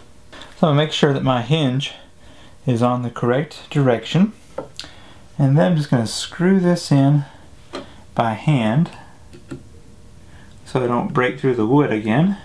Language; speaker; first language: English; native; English